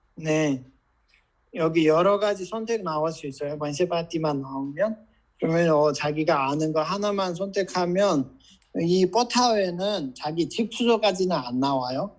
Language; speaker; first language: Korean; non-native, fluent; Nepali